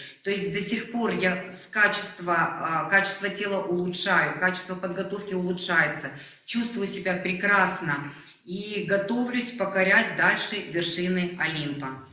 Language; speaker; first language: Russian; native; Russian